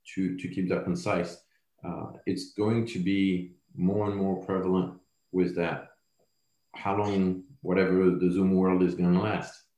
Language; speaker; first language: English; non-native, fluent; French